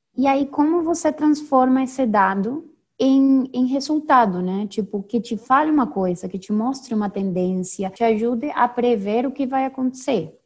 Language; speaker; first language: Portuguese; non-native, fluent; Spanish